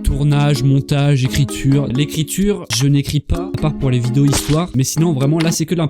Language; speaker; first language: French; native; French